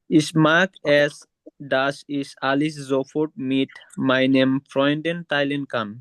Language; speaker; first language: German; non-native, learner; Bangla